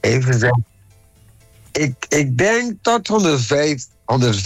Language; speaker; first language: Dutch; non-native, local second language; Papiamento